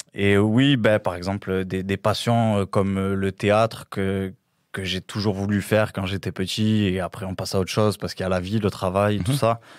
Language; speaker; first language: French; native; French